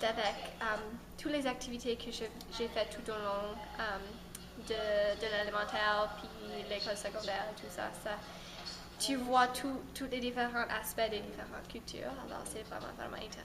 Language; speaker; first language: French; non-native, local second language; English